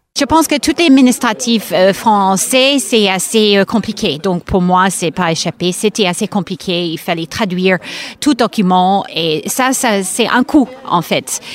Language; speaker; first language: French; non-native, fluent; English